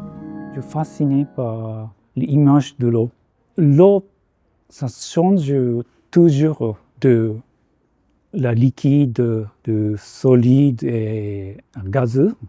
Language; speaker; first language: French; non-native, fluent; Japanese